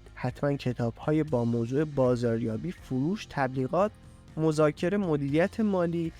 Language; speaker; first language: Persian; native; Persian